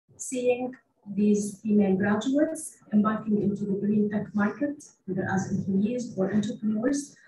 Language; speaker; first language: English; non-native, fluent; Arabic